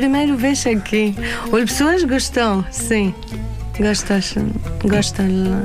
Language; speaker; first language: Portuguese; non-native, learner; Arabic